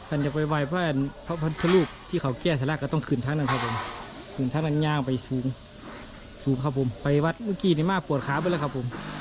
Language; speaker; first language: Thai; native; Thai